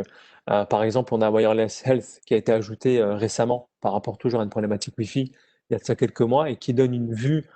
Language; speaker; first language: French; native; French